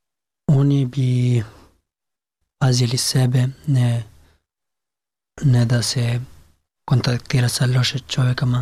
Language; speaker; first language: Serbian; non-native, learner; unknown